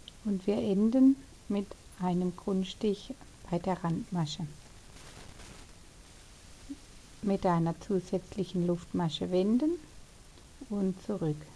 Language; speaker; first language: German; native; German